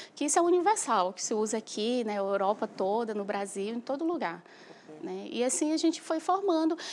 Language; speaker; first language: Portuguese; native; Portuguese